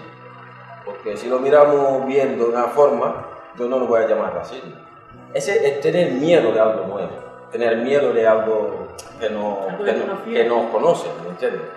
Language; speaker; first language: Spanish; non-native, fluent; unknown